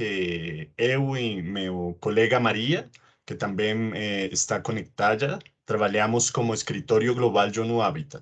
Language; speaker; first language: Portuguese; non-native, learner; Spanish